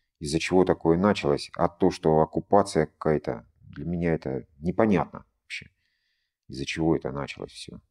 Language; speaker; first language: Russian; native; Russian